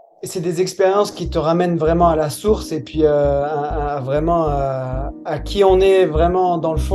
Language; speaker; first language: French; native; French